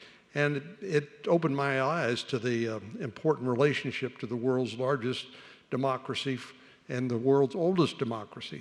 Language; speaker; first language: English; native; English